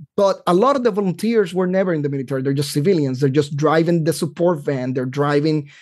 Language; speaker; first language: English; non-native, fluent; Spanish